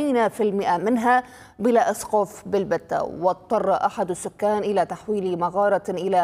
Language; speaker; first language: Arabic; native; Arabic